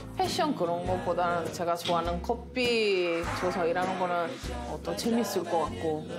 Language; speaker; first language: Korean; non-native, fluent; Italian